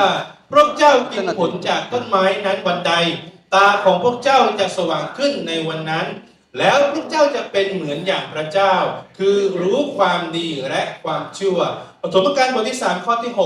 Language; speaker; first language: Thai; native; Thai